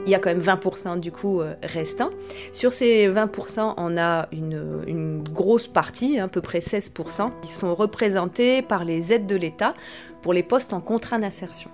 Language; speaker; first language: French; native; French